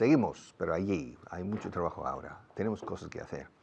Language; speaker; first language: Spanish; non-native, fluent; English